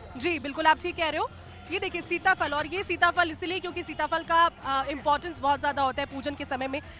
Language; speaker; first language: Hindi; native; Hindi